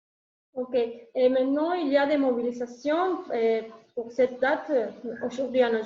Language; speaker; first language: French; non-native, learner; Spanish